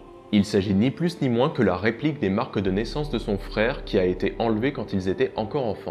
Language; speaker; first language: French; native; French